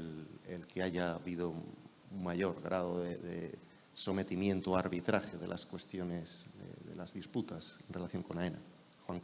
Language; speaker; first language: Spanish; native; Spanish